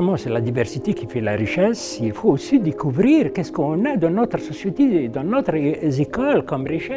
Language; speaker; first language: French; non-native, local second language; Arabic